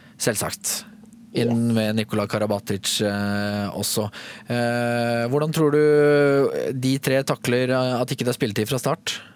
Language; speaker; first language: Norwegian; native; Norwegian